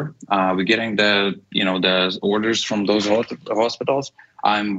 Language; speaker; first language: English; non-native, fluent; Ukrainian